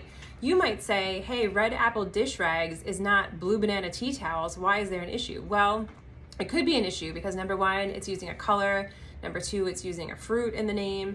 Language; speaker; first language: English; native; English